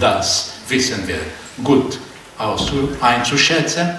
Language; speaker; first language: German; non-native, fluent; Portuguese